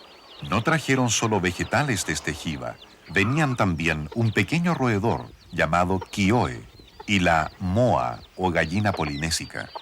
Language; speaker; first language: Spanish; native; Spanish